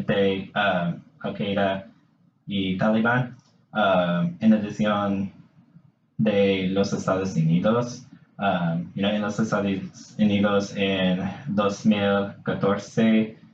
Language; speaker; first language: Spanish; non-native, learner; English